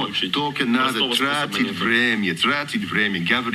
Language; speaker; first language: Russian; non-native, learner; English